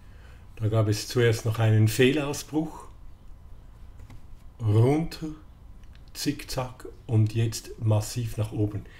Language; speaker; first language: German; native; German